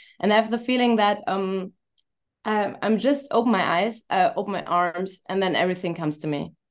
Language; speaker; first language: English; non-native, fluent; German